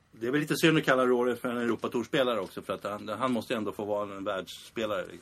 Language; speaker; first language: Swedish; native; Swedish